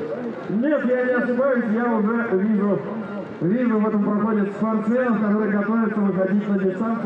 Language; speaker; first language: Russian; native; Russian